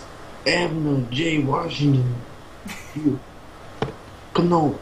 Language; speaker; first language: English; native; English